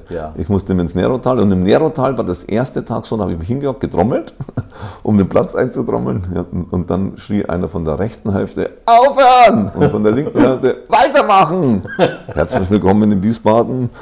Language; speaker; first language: German; native; German